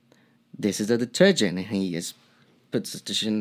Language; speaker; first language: English; non-native, fluent; Spanish